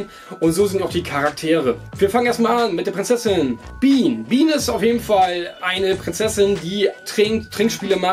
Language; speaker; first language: German; native; German